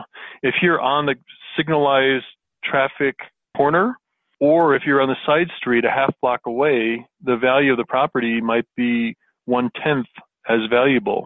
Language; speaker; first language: English; native; English